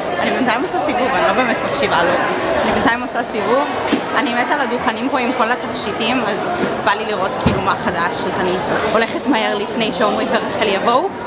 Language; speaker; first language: Hebrew; non-native, fluent; English